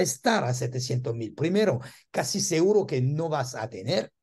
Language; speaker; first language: Spanish; non-native, learner; French